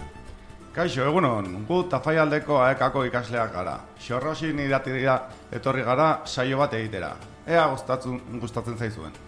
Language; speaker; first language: Basque; non-native, learner; Spanish